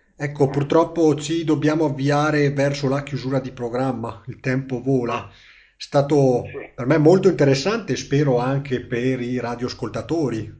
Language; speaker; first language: Italian; native; Italian